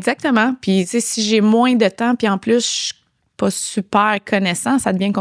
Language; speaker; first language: French; native; French